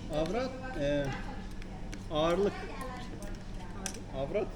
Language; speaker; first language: Turkish; non-native, learner; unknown